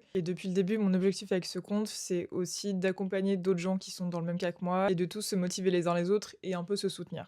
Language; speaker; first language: French; native; French